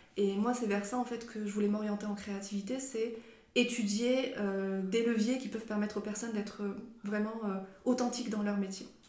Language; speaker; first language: French; non-native, local second language; Arabic